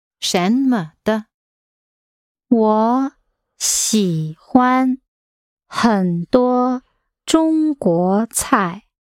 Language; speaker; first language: Chinese; non-native, learner; English